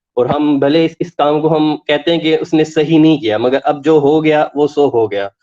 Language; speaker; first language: Urdu; native; Urdu